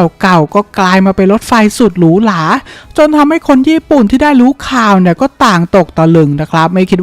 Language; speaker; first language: Thai; native; Thai